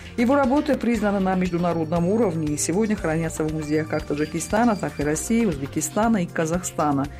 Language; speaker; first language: Russian; non-native, local second language; Tajik